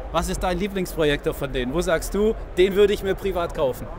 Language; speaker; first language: German; native; German